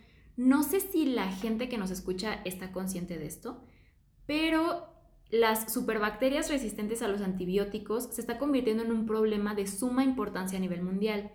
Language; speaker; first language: Spanish; native; Spanish